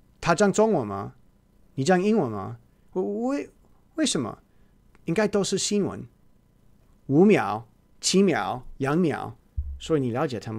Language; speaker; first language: Chinese; non-native, learner; English